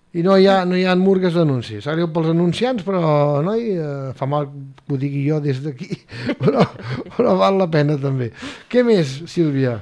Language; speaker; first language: Catalan; native; Catalan